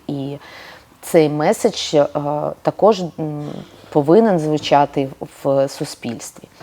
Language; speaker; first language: Ukrainian; non-native, local second language; Russian